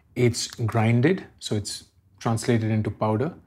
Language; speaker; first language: English; non-native, local second language; Hindi